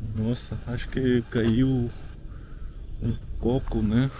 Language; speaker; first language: Portuguese; non-native, learner; Russian